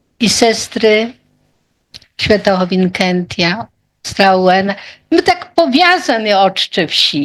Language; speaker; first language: Polish; non-native, local second language; Ukrainian